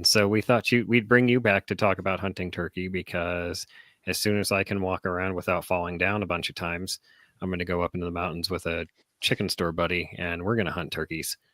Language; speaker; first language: English; native; English